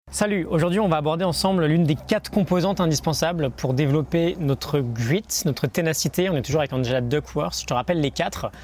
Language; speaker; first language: French; native; French